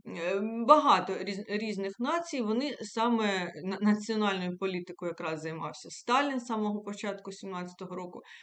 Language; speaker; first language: Ukrainian; native; Ukrainian